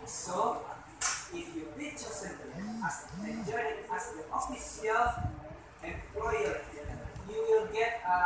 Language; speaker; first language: English; non-native, learner; Indonesian